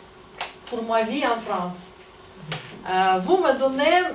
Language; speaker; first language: French; non-native, learner; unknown